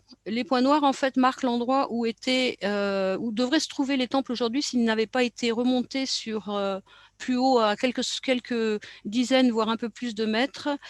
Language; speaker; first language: French; native; French